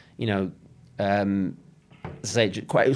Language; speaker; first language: English; native; English